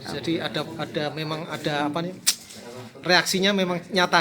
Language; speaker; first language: Indonesian; non-native, local second language; Javanese